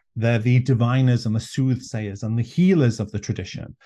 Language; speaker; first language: English; non-native, local second language; Welsh